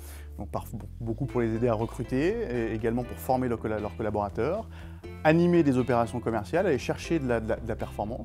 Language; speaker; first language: French; native; French